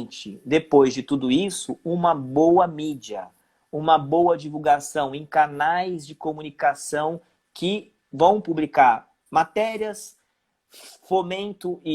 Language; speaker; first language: Portuguese; native; Portuguese